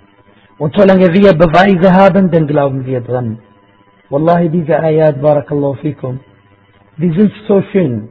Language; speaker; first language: German; non-native, fluent; Arabic